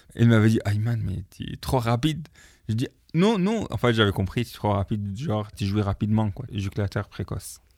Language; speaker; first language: French; non-native, fluent; Arabic